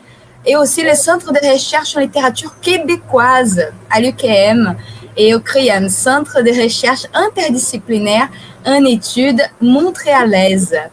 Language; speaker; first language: French; non-native, fluent; Portuguese